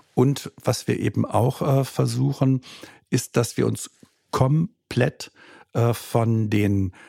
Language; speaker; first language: German; native; German